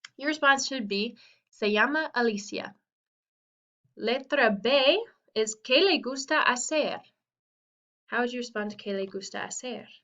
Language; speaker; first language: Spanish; non-native, fluent; English